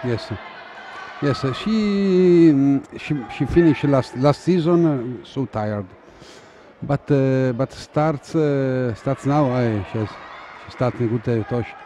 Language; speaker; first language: English; non-native, fluent; Italian